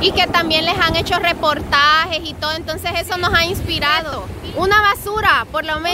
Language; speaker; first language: Spanish; native; Spanish